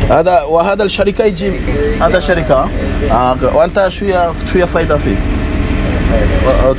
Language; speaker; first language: Arabic; non-native, learner; French